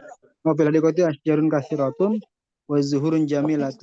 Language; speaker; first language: Arabic; non-native, learner; Indonesian